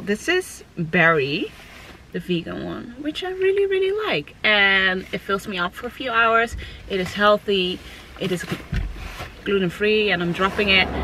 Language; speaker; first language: English; non-native, fluent; Dutch